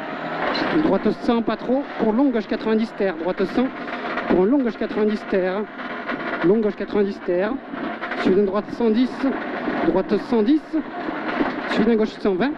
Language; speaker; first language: French; native; French